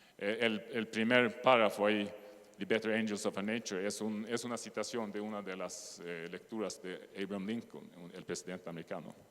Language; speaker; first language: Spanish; non-native, fluent; Swedish